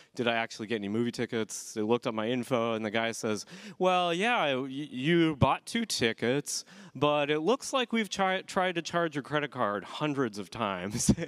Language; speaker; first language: English; native; English